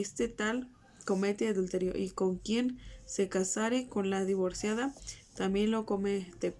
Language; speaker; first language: Spanish; native; Spanish